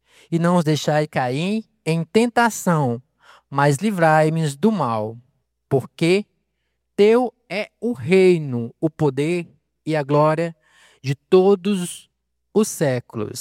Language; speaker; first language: Portuguese; native; Portuguese